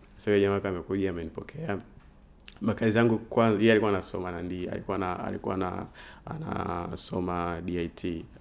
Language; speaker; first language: Swahili; native; Swahili